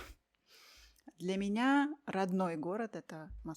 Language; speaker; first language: Russian; native; Russian